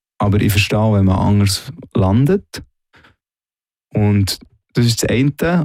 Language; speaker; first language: German; native; German